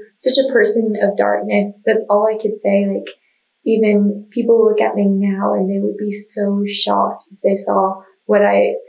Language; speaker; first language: English; native; English